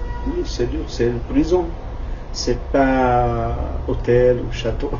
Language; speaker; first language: French; non-native, learner; Kurdish